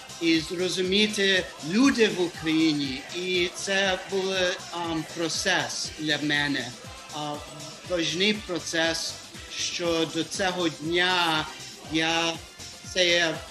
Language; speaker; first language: Ukrainian; early bilingual, heritage; Ukrainian